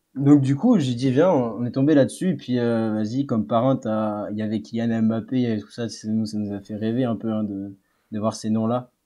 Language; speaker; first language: French; native; French